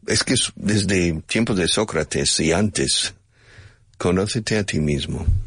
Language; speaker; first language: Spanish; non-native, fluent; English